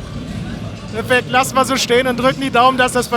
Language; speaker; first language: German; native; German